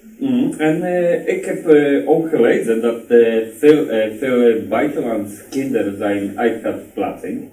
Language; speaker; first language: Dutch; non-native, learner; Polish